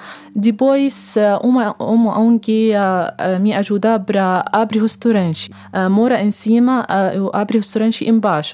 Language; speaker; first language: Portuguese; non-native, learner; Arabic